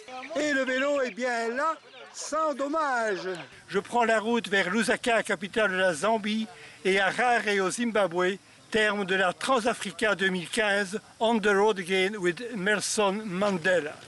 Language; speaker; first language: French; native; French